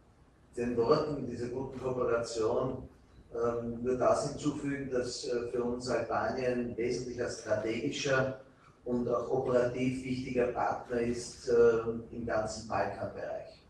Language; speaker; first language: German; native; German